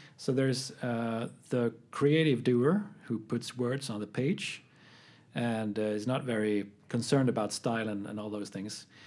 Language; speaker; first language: English; non-native, fluent; Swedish